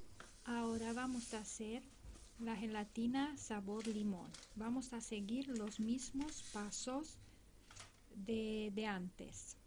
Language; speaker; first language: Spanish; non-native, fluent; Romanian